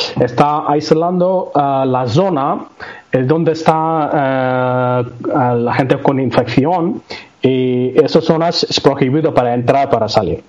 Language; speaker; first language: Spanish; non-native, learner; Tamil